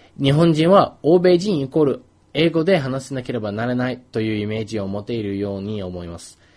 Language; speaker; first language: Japanese; non-native, fluent; English